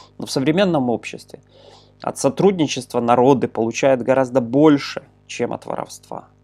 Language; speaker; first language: Russian; non-native, local second language; Ukrainian